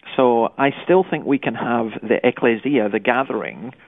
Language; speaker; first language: English; native; English